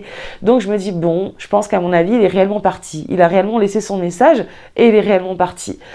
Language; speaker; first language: French; native; French